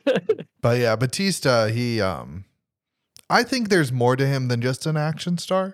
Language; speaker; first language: English; native; English